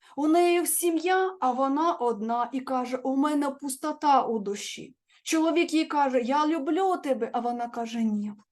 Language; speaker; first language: Ukrainian; non-native, local second language; Russian